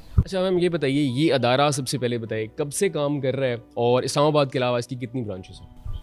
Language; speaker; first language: Urdu; native; Urdu